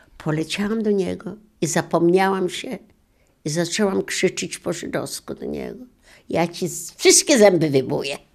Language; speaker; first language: Polish; non-native, local second language; Yiddish